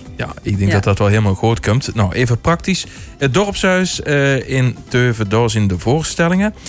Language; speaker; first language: Dutch; native; Dutch